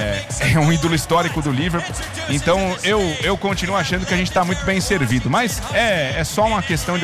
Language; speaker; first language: Portuguese; native; Portuguese